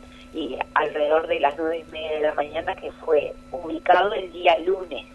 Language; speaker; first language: Spanish; native; Spanish